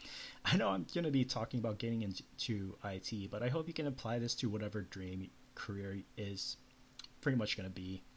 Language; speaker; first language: English; native; English